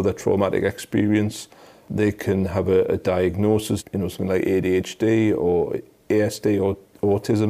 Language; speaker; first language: English; native; English